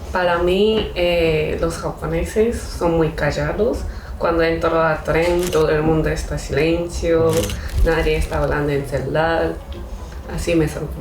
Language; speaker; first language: Spanish; non-native, fluent; Japanese